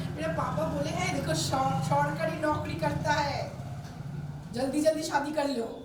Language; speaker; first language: Hindi; non-native, local second language; Bangla